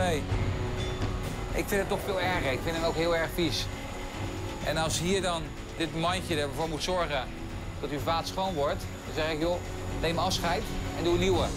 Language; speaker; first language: Dutch; native; Dutch